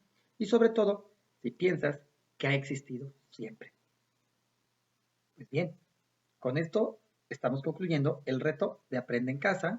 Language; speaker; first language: Spanish; native; Spanish